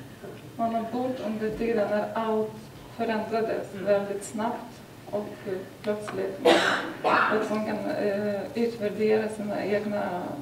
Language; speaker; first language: Swedish; non-native, fluent; Lithuanian